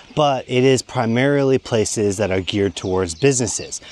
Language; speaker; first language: English; native; English